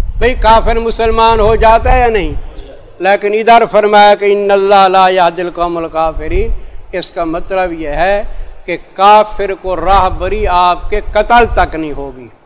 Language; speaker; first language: Urdu; non-native, local second language; Saraiki